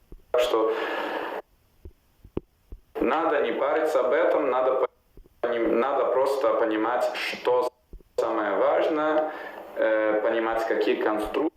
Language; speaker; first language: Russian; non-native, fluent; Italian